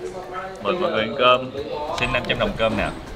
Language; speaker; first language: Vietnamese; native; Vietnamese